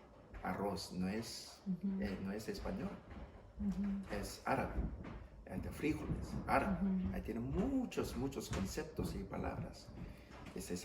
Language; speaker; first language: Spanish; non-native, fluent; English